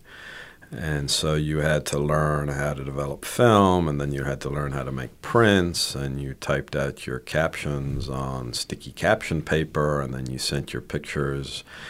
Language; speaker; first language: English; native; English